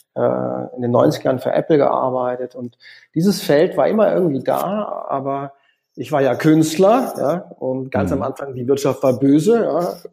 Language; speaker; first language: German; native; German